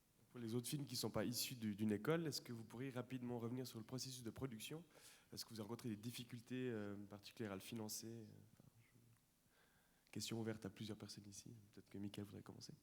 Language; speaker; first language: French; native; French